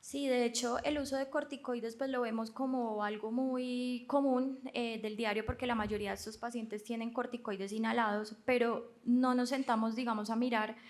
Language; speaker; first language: Spanish; native; Spanish